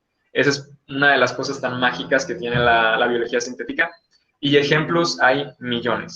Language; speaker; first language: Spanish; native; Spanish